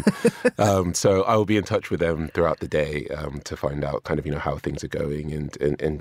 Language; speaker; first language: English; non-native, local second language; Yoruba